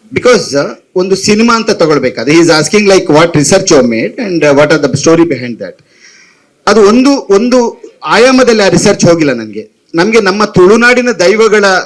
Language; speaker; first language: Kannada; non-native, local second language; Tulu